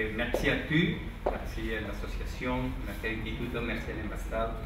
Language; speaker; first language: French; non-native, learner; Spanish